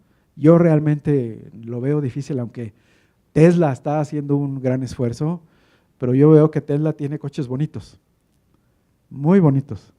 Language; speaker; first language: Spanish; native; Spanish